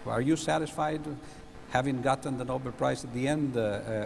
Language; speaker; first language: English; non-native, fluent; Italian